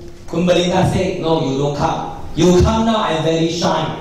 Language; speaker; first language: English; non-native, local second language; Min Nan Chinese